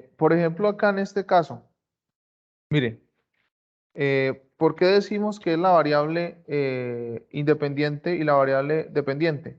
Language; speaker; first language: Spanish; native; Spanish